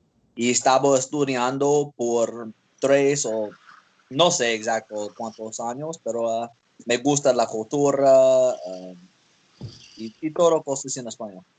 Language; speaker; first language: Spanish; non-native, learner; English